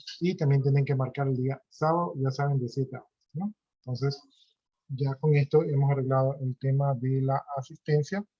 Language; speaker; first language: Spanish; native; Spanish